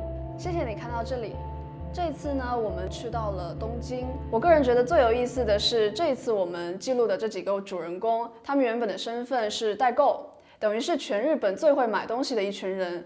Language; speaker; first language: Chinese; native; Chinese